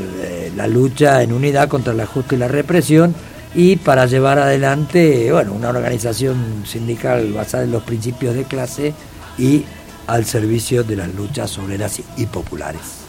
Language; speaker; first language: Spanish; native; Spanish